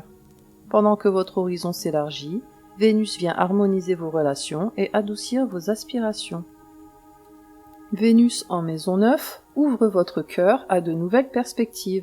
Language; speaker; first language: French; native; French